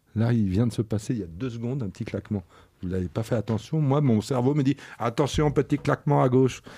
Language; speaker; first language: French; native; French